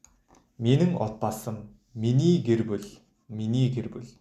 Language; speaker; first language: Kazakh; non-native, fluent; Mongolian